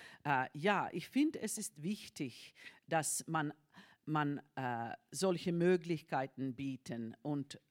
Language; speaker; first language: German; non-native, fluent; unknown